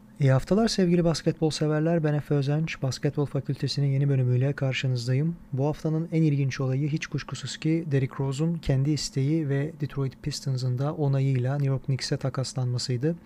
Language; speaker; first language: Turkish; native; Turkish